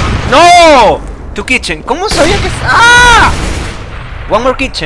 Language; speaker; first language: Spanish; native; Spanish